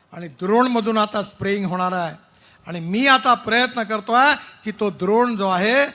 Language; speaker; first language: Marathi; native; Marathi